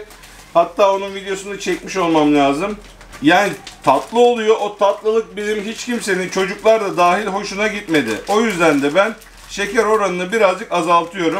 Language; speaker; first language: Turkish; native; Turkish